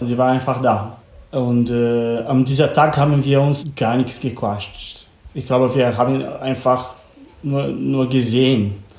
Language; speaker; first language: German; non-native, learner; Portuguese